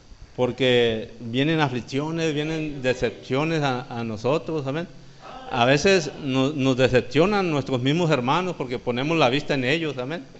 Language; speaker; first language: Spanish; native; Spanish